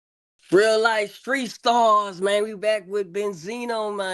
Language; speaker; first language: English; native; English